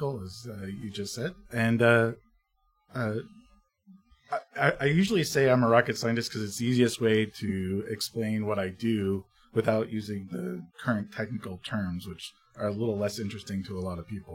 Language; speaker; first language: English; native; English